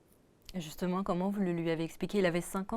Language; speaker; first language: French; native; French